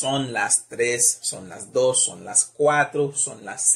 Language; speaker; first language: Spanish; non-native, fluent; Haitian Creole